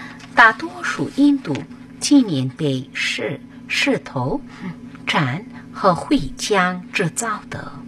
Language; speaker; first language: Chinese; non-native, learner; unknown